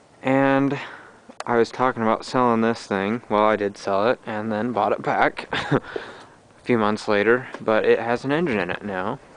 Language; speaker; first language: English; native; English